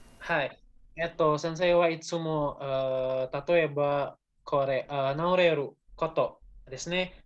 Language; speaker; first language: Japanese; non-native, learner; Indonesian